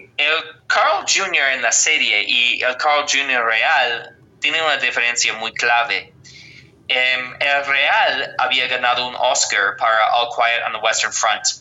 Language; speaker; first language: Spanish; non-native, fluent; English